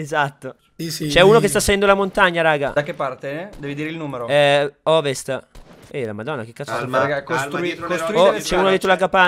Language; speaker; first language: Italian; native; Italian